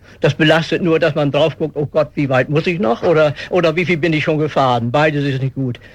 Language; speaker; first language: German; native; German